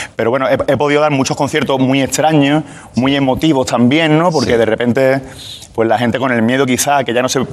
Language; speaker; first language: Spanish; native; Spanish